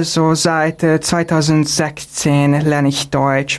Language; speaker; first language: German; non-native, fluent; Hungarian